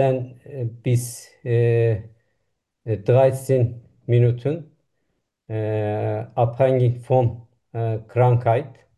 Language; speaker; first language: German; non-native, learner; Turkish